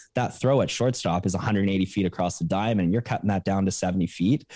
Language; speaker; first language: English; native; English